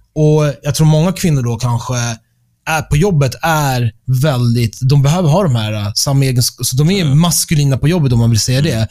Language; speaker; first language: Swedish; early bilingual, other home language; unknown